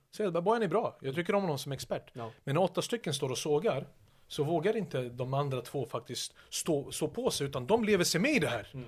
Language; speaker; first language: Swedish; early bilingual, other home language; Serbian